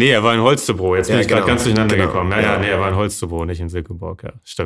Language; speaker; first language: German; native; German